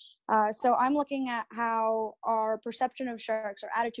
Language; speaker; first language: English; early bilingual, other home language; Spanish